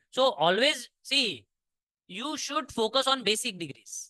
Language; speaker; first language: Hindi; non-native, local second language; Marathi